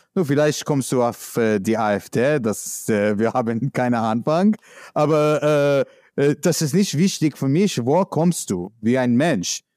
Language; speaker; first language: German; non-native, learner; English